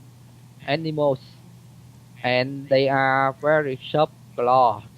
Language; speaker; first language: English; non-native, learner; Vietnamese